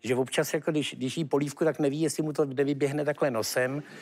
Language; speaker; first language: Czech; native; Czech